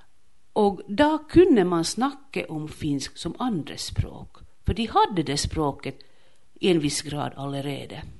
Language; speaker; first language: Swedish; non-native, local second language; Finnish